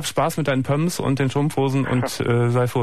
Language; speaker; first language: German; native; German